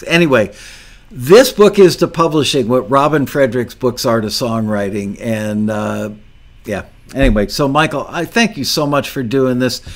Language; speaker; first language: English; native; English